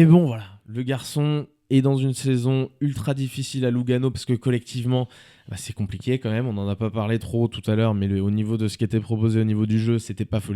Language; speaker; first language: French; native; French